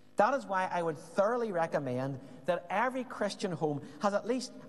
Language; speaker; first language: English; native; English